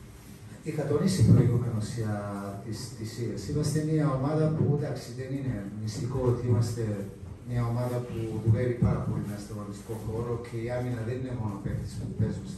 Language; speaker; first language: Greek; non-native, fluent; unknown